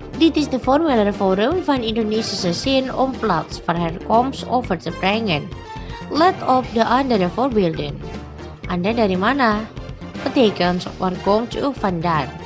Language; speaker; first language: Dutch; non-native, fluent; Indonesian